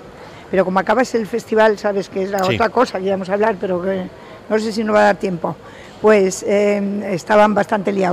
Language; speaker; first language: Spanish; native; Spanish